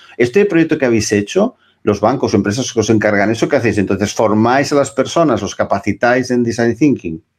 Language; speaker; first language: Spanish; non-native, local second language; Catalan